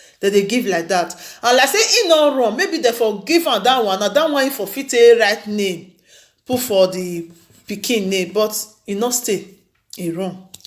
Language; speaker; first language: Nigerian Pidgin; non-native, local second language; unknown